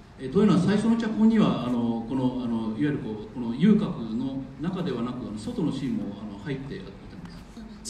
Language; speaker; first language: Japanese; non-native, fluent; Chinese